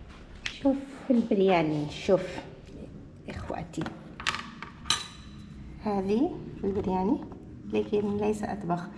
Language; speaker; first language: Arabic; non-native, learner; Portuguese